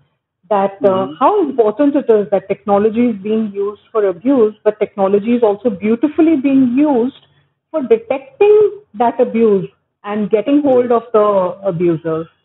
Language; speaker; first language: English; non-native, local second language; Hindi